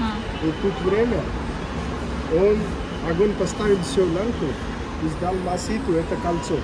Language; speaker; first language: Russian; non-native, learner; Marathi